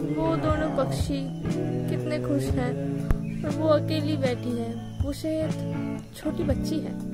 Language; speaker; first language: Hindi; non-native, local second language; Bangla